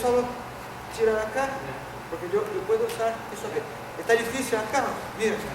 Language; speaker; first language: Spanish; non-native, learner; Portuguese